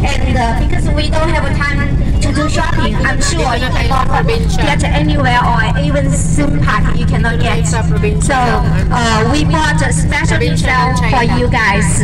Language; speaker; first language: English; non-native, learner; Chinese